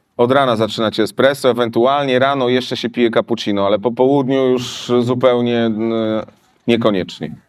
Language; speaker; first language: Polish; native; Polish